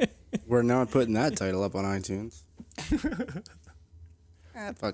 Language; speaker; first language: English; native; English